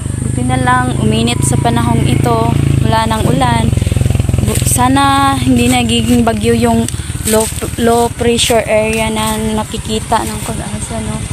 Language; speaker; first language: Filipino; non-native, local second language; Cebuano